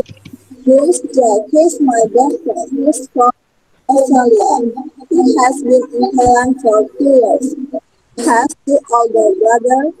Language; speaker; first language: English; non-native, learner; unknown